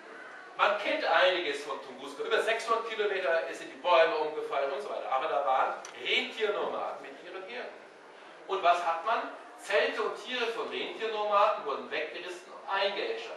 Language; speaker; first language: German; native; German